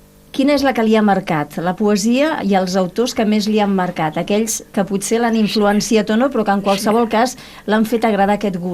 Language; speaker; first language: Catalan; native; Catalan